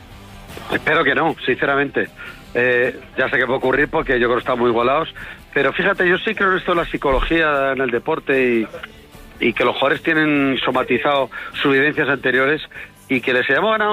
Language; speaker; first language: Spanish; native; Spanish